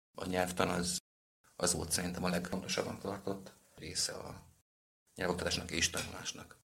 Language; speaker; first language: Hungarian; native; Hungarian